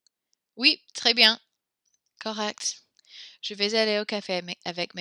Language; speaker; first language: French; non-native, fluent; English